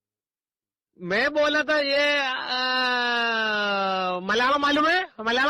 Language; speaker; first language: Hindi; non-native, local second language; Malayalam